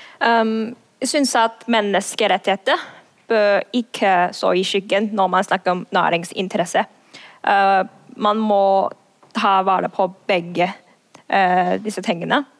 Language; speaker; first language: Norwegian; non-native, fluent; Cantonese